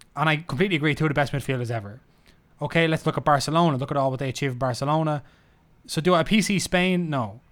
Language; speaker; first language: English; native; English